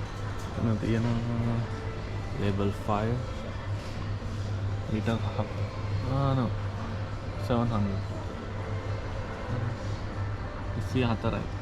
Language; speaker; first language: Sinhala; native; Sinhala